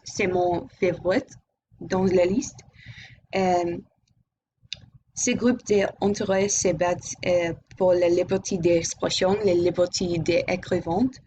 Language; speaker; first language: French; non-native, learner; English